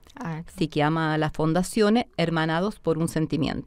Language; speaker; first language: Italian; early bilingual, heritage; Spanish